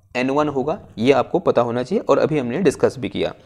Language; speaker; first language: Hindi; native; Hindi